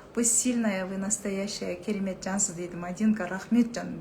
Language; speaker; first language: Russian; non-native, local second language; Kazakh